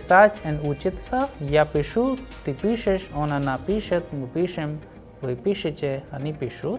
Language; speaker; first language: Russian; non-native, fluent; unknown